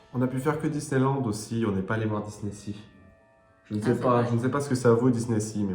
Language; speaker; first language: French; native; French